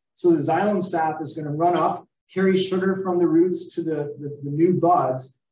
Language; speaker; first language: English; native; English